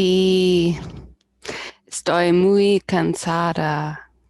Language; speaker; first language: Spanish; non-native, learner; English